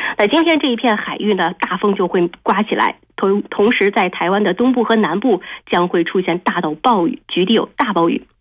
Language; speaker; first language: Chinese; native; Chinese